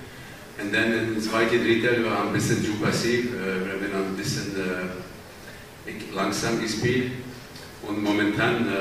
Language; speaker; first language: German; non-native, learner; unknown